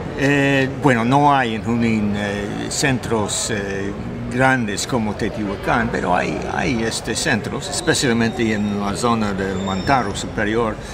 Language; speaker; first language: Spanish; non-native, fluent; English